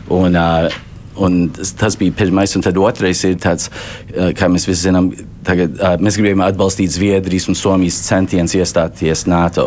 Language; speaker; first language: Latvian; early bilingual, heritage; Latvian